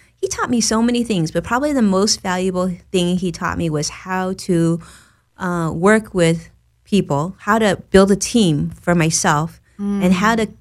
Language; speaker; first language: English; native; English